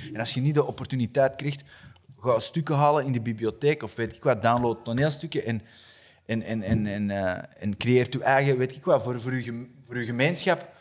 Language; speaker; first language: Dutch; native; Dutch